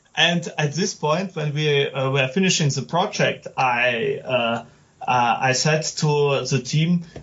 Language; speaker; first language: English; non-native, learner; German